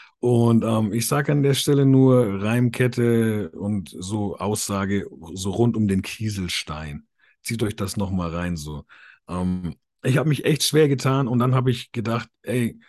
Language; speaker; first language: German; native; German